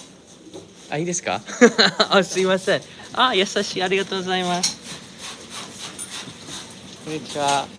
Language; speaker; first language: Japanese; non-native, fluent; English